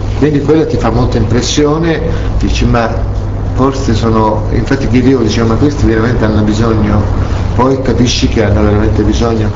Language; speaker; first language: Italian; non-native, fluent; Turkish